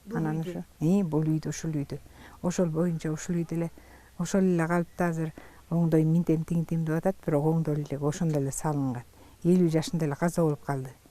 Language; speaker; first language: Kyrgyz; native; Kyrgyz